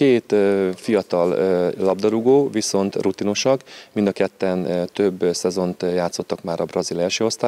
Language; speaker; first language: Hungarian; native; Hungarian